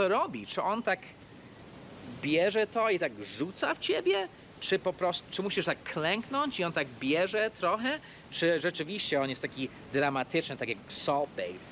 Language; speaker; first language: Polish; early bilingual, heritage; Polish